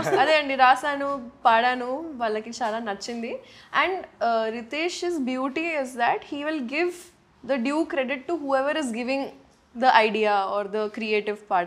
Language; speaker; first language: Telugu; non-native, local second language; Hindi